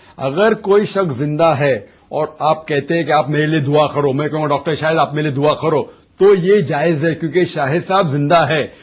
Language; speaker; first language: Urdu; non-native, local second language; Konkani